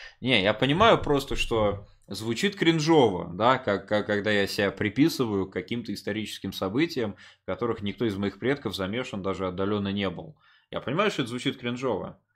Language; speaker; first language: Russian; early bilingual, heritage; Russian